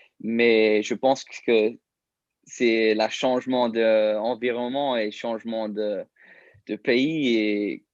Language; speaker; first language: French; early bilingual, heritage; English